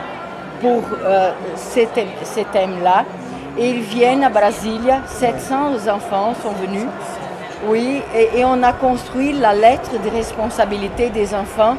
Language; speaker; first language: French; non-native, fluent; Portuguese